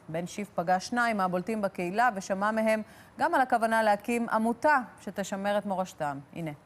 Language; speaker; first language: Hebrew; native; Hebrew